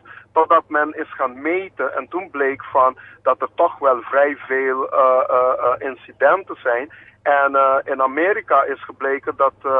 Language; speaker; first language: Dutch; non-native, local second language; Papiamento